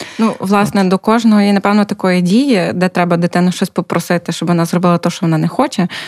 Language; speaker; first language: Ukrainian; native; Ukrainian